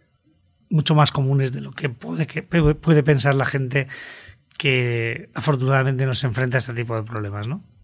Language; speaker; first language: Spanish; native; Spanish